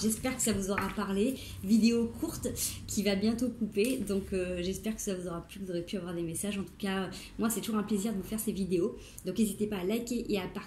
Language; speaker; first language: French; native; French